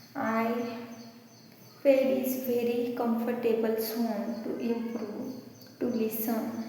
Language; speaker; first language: English; non-native, learner; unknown